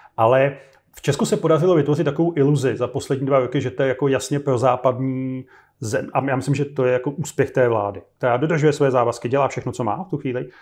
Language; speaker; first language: Czech; native; Czech